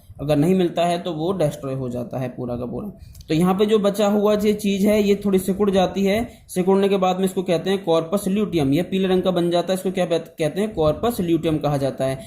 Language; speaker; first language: Hindi; native; Hindi